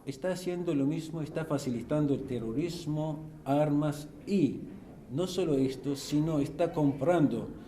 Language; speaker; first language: Spanish; non-native, fluent; Arabic